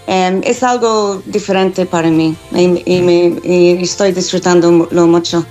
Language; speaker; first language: Spanish; non-native, fluent; English